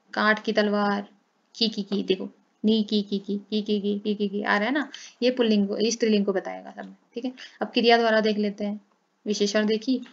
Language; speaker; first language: Hindi; native; Hindi